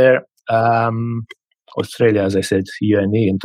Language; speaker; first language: English; non-native, fluent; Romanian